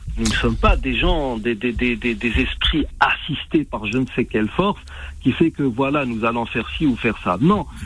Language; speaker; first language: French; non-native, local second language; Arabic